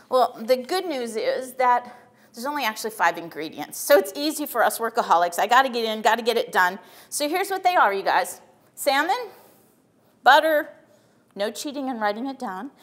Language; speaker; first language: English; native; English